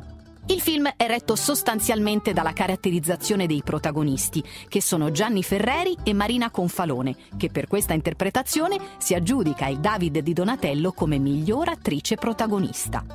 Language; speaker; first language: Italian; native; Italian